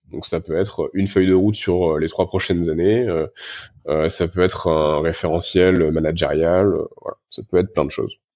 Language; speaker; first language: French; native; French